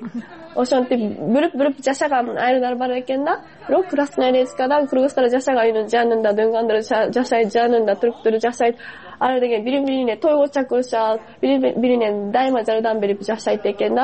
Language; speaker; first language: Kyrgyz; non-native, fluent; Japanese